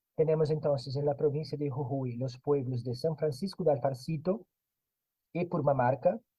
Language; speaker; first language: Spanish; non-native, fluent; Portuguese